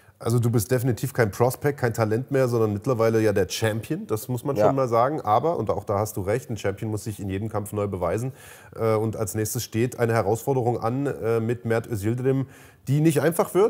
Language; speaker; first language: German; native; German